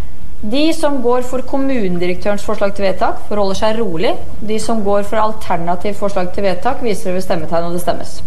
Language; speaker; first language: Norwegian; native; Norwegian